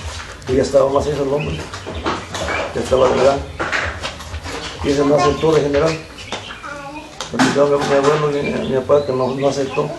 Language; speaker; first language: Spanish; native; Spanish